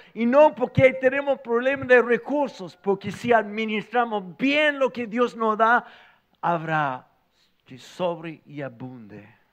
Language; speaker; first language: Spanish; non-native, fluent; English